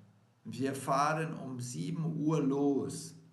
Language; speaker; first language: German; non-native, fluent; Portuguese